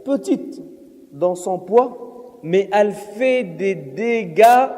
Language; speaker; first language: French; non-native, local second language; Arabic